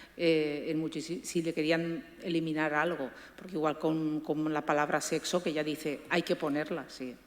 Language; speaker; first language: Spanish; native; Spanish